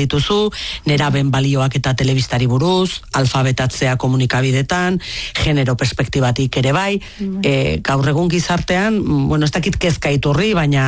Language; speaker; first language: Basque; native; Basque